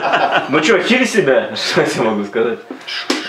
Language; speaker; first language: Russian; native; Russian